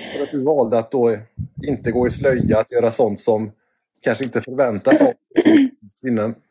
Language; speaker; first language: Swedish; native; Swedish